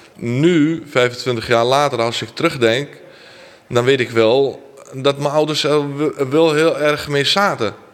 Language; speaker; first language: Dutch; early bilingual, other home language; Armenian